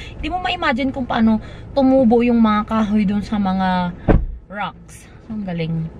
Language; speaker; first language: Filipino; native; Filipino